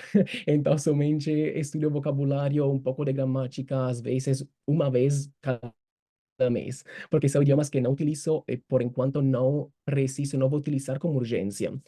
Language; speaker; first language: Portuguese; non-native, fluent; Italian